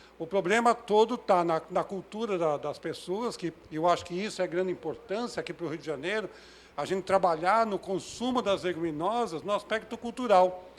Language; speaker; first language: Portuguese; native; Portuguese